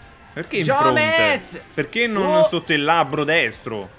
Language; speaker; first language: Italian; native; Italian